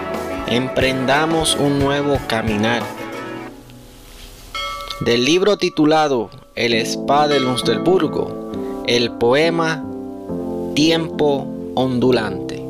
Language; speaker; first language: Spanish; native; Spanish